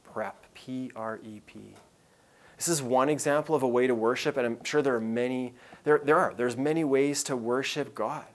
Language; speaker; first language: English; native; English